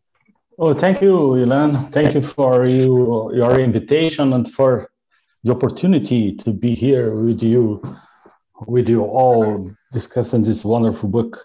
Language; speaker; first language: English; non-native, learner; Portuguese